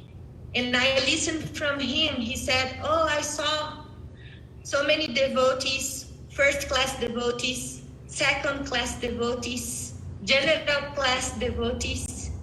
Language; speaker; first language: English; non-native, fluent; Spanish